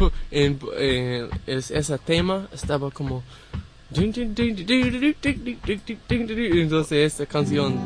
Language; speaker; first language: Spanish; non-native, learner; English